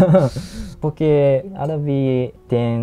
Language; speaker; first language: Portuguese; non-native, learner; Japanese